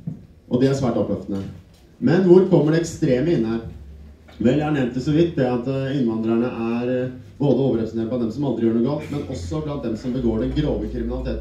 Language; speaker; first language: Norwegian; native; Norwegian